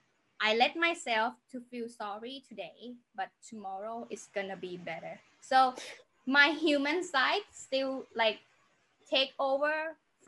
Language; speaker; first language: English; non-native, learner; Thai